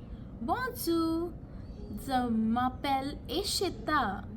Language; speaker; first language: French; non-native, fluent; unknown